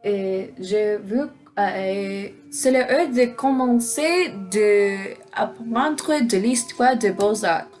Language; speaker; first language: French; non-native, learner; English